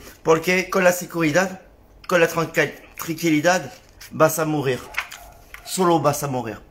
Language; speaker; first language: Spanish; non-native, learner; French